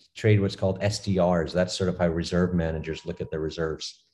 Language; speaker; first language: English; native; English